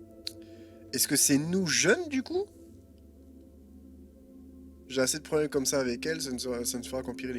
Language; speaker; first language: French; native; French